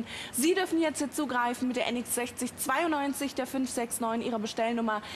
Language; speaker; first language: German; native; German